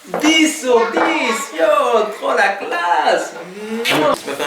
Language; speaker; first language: French; native; French